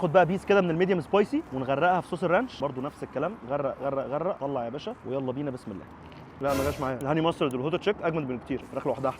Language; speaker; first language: Arabic; native; Arabic